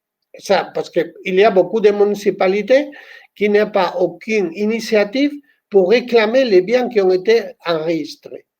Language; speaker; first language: French; non-native, fluent; Spanish